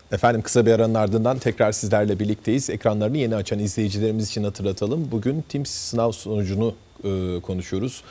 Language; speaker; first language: Turkish; native; Turkish